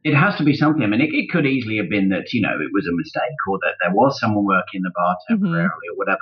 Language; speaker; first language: English; native; English